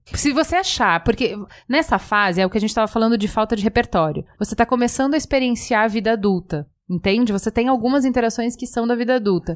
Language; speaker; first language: Portuguese; native; Portuguese